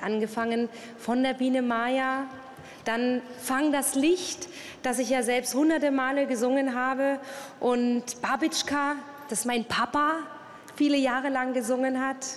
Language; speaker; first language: German; native; German